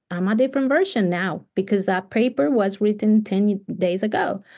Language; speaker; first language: English; non-native, fluent; Spanish